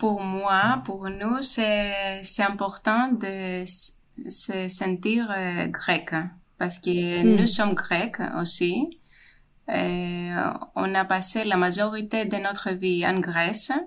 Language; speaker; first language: French; non-native, fluent; Greek